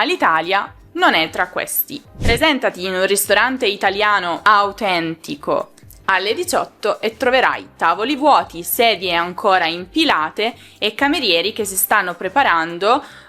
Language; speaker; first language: Italian; native; Italian